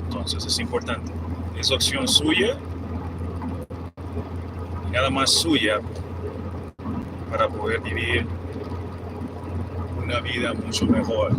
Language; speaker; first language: Spanish; early bilingual, heritage; Spanish